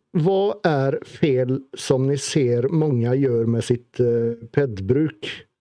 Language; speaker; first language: Swedish; native; Swedish